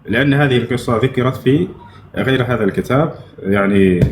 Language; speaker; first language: Arabic; non-native, fluent; Amharic